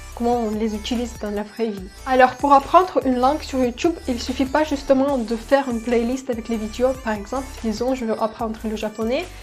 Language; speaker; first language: French; non-native, fluent; Russian